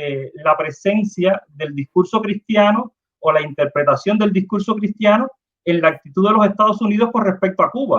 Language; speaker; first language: Spanish; native; Spanish